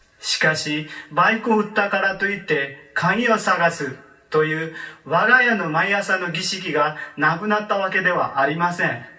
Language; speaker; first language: Japanese; non-native, learner; Marathi